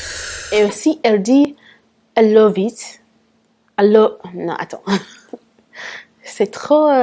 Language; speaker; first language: French; non-native, fluent; English